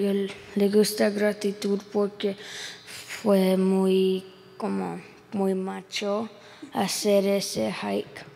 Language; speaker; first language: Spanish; early bilingual, heritage; English